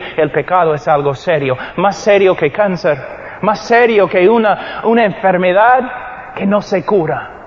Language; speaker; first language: Spanish; non-native, fluent; English